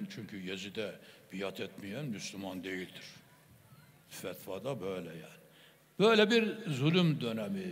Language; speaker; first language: Turkish; native; Turkish